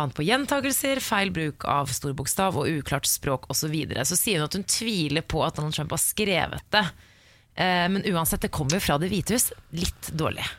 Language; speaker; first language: Norwegian; early bilingual, other home language; English